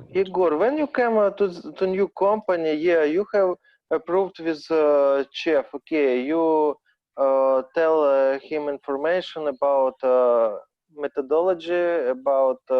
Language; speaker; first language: English; non-native, learner; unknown